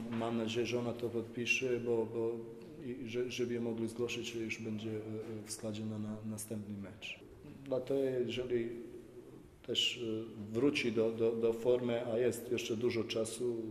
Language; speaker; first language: Polish; non-native, fluent; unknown